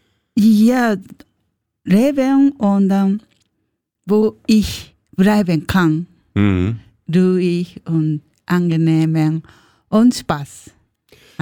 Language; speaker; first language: German; non-native, learner; Japanese